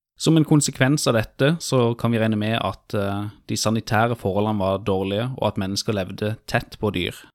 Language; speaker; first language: Norwegian; native; Norwegian